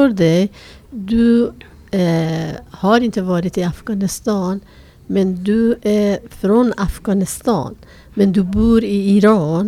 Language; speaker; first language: Swedish; non-native, fluent; Persian